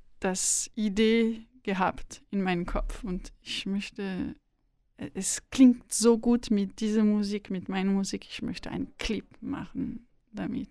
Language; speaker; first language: German; non-native, learner; French